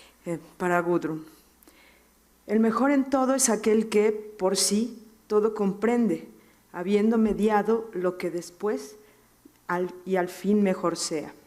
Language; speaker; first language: Spanish; native; Spanish